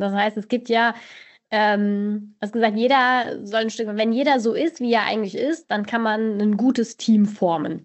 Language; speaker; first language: German; native; German